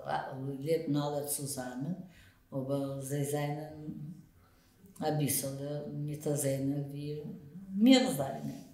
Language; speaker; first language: German; non-native, learner; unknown